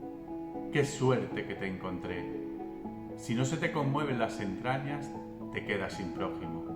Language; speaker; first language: Spanish; native; Spanish